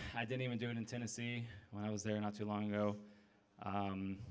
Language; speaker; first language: English; native; English